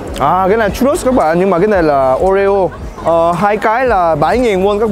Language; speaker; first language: Vietnamese; non-native, fluent; Korean